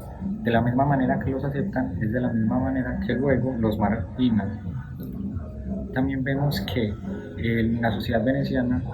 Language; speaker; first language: Spanish; native; Spanish